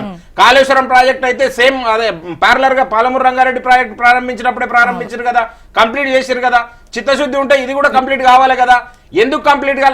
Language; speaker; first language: Telugu; native; Telugu